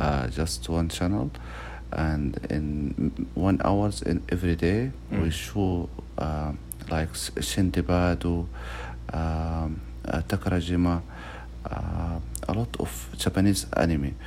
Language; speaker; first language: English; non-native, learner; Arabic